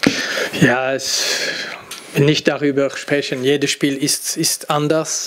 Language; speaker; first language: German; non-native, fluent; French